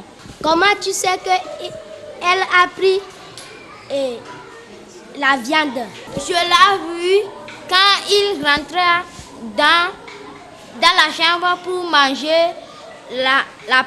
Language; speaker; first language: French; non-native, learner; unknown